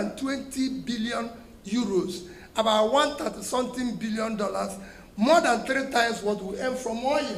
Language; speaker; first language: English; non-native, local second language; Igbo